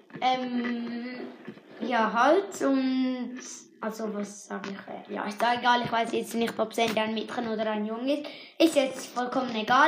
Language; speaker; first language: German; native; German